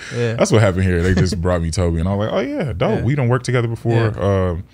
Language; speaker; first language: English; native; English